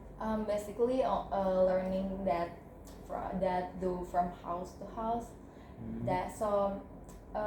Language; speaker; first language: English; non-native, learner; Indonesian